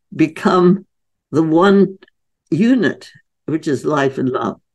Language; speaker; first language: English; native; English